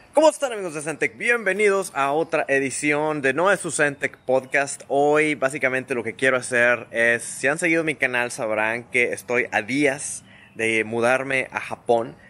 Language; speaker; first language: Spanish; native; Spanish